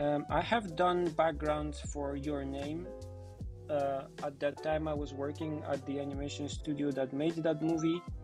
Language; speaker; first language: English; non-native, fluent; Polish